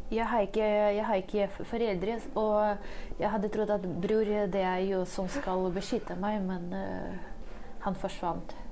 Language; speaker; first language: Norwegian; non-native, fluent; Ukrainian